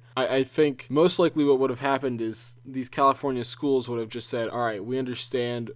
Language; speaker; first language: English; native; English